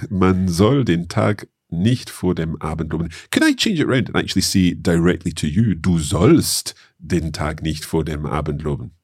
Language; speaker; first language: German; non-native, fluent; English